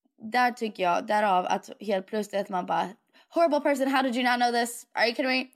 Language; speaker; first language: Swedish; early bilingual, heritage; Swedish